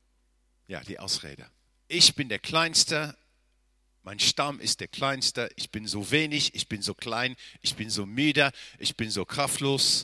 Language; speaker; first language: German; non-native, fluent; English